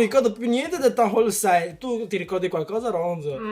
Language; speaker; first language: Italian; early bilingual, other home language; Chinese